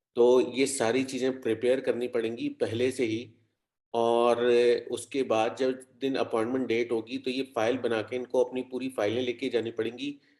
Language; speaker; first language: Urdu; native; Urdu